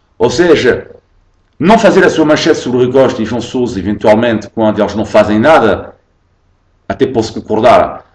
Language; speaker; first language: Portuguese; non-native, fluent; French